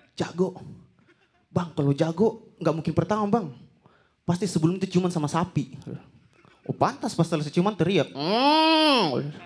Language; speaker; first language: Indonesian; native; Indonesian